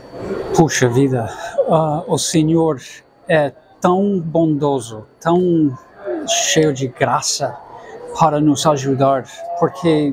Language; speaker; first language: Portuguese; non-native, fluent; English